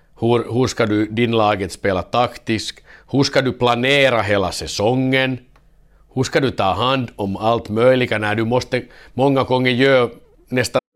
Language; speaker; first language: Swedish; non-native, learner; Finnish